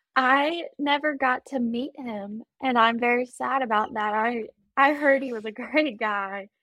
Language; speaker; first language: English; native; English